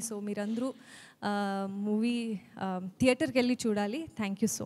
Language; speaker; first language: Telugu; non-native, learner; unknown